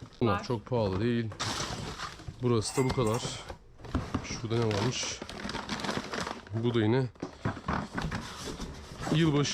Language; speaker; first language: Turkish; native; Turkish